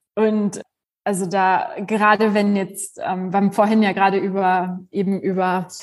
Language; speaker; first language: German; native; German